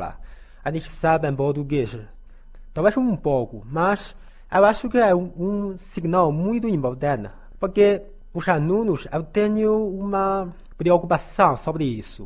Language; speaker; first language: Portuguese; non-native, learner; Chinese